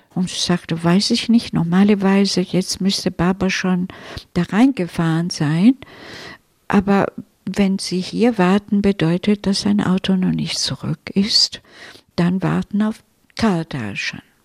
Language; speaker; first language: German; non-native, fluent; Italian